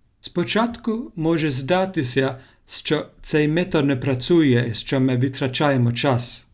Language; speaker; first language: Ukrainian; non-native, learner; Finnish